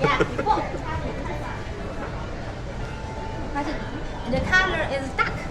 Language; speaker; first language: English; non-native, learner; Chinese